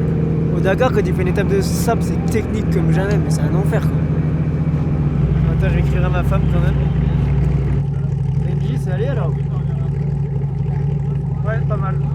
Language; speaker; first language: French; native; French